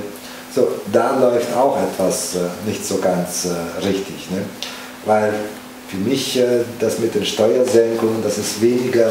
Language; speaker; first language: German; non-native, fluent; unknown